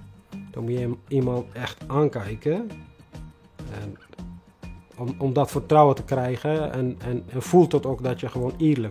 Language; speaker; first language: Dutch; non-native, fluent; Tigrinya